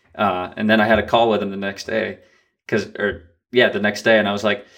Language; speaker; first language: English; native; English